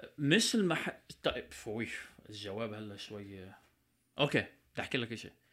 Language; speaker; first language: Arabic; non-native, local second language; Armenian